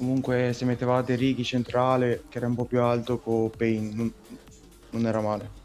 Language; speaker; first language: Italian; native; Italian